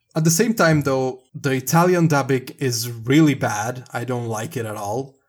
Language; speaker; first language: English; non-native, fluent; Italian